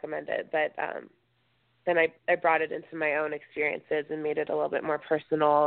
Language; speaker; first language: English; native; English